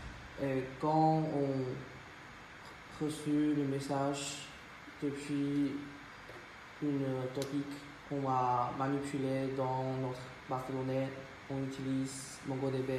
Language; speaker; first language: French; non-native, learner; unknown